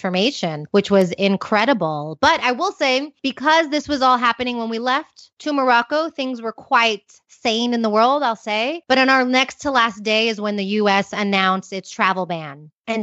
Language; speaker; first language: English; native; English